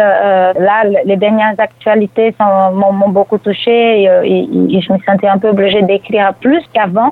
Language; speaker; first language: French; non-native, fluent; Portuguese